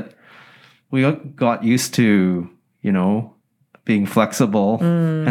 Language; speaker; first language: English; native; English